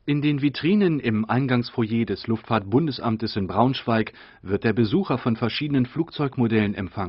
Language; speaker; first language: German; native; German